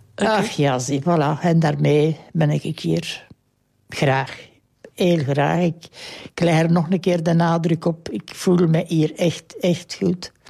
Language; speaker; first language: Dutch; native; Dutch